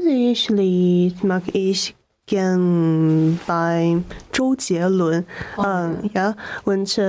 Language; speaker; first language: German; non-native, learner; Chinese